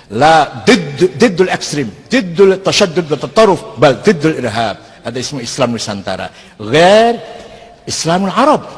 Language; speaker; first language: Arabic; non-native, fluent; Indonesian